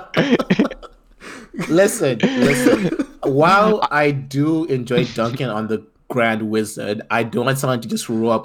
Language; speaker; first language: English; non-native, local second language; Nyanja